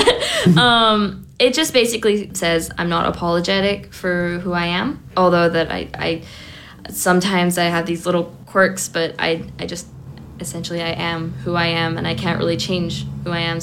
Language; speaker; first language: English; native; English